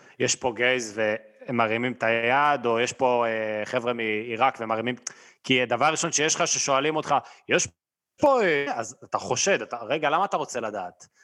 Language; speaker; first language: Hebrew; native; Hebrew